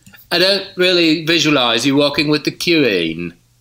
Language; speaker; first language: English; native; English